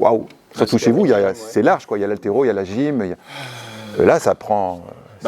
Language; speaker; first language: French; native; French